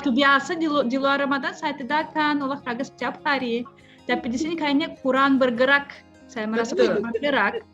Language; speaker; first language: Indonesian; non-native, fluent; Russian